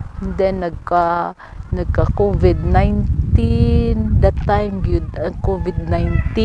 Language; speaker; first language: Filipino; non-native, local second language; Cebuano